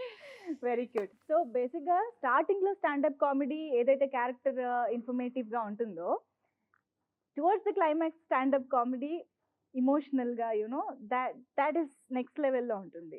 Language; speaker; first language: Telugu; native; Telugu